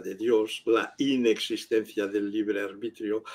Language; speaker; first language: Spanish; non-native, local second language; Catalan